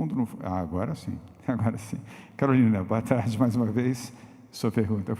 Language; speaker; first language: Portuguese; native; Portuguese